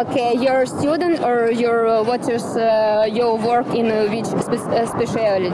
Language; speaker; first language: English; non-native, learner; Ukrainian